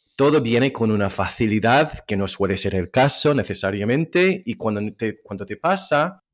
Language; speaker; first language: Spanish; non-native, fluent; English